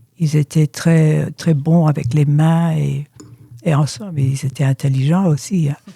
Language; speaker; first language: French; early bilingual, other home language; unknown